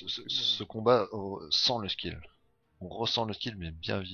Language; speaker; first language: French; native; French